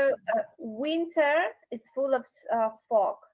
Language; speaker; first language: English; non-native, learner; Yakut